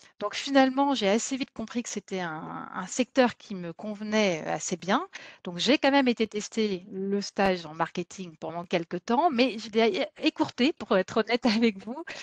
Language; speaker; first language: French; native; French